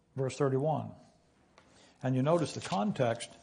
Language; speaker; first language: English; native; English